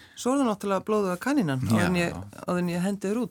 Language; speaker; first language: Icelandic; native; Icelandic